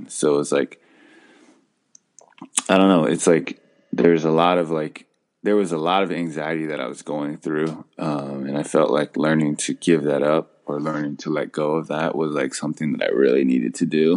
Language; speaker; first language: English; native; English